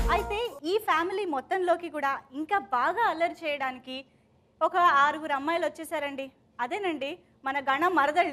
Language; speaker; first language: Telugu; native; Telugu